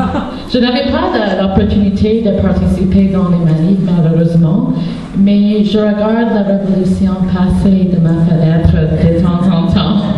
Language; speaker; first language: French; non-native, local second language; English